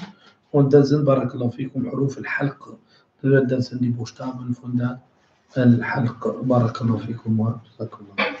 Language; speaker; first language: German; non-native, fluent; Arabic